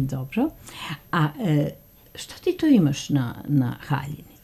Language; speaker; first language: Croatian; native; Croatian